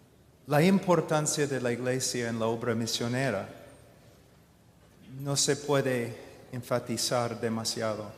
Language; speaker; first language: Spanish; non-native, fluent; English